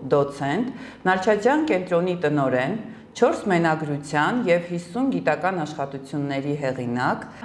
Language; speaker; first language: Armenian; native; Armenian